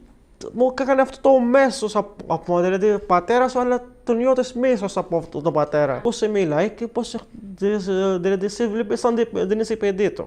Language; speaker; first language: Greek; non-native, learner; Arabic